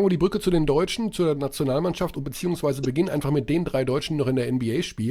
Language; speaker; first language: German; native; German